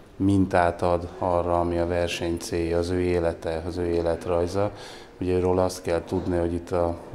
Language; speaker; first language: Hungarian; native; Hungarian